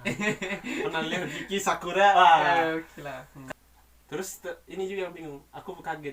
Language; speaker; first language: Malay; non-native, local second language; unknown